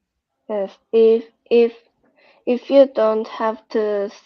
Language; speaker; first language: English; non-native, learner; Korean